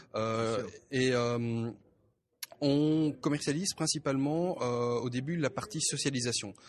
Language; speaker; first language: French; native; French